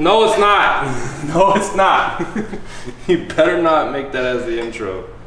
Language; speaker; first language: English; native; English